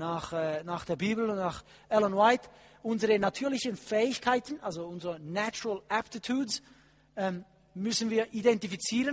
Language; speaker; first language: German; non-native, fluent; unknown